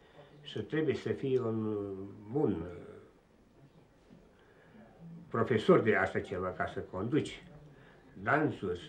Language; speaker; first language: Romanian; non-native, local second language; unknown